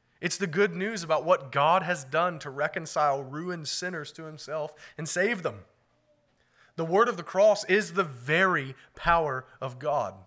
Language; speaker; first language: English; native; English